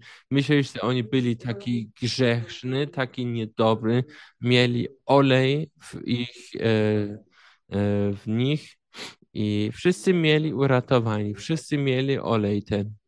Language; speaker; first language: Polish; early bilingual, heritage; Polish